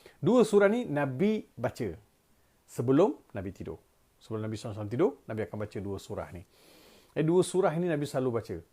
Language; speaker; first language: Malay; non-native, local second language; Tamil